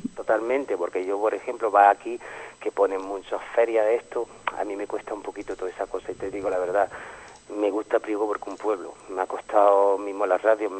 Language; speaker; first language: Spanish; non-native, fluent; French